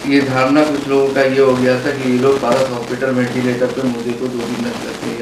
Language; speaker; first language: Hindi; native; Hindi